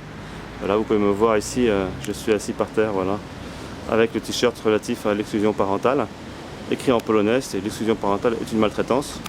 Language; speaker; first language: French; native; French